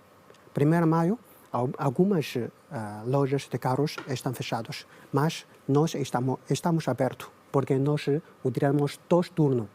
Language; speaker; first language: Portuguese; non-native, learner; Chinese